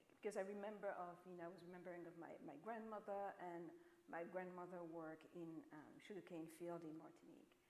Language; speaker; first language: English; non-native, fluent; French